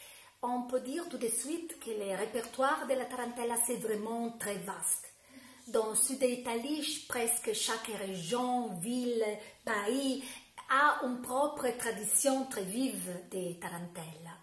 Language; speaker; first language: French; non-native, fluent; Italian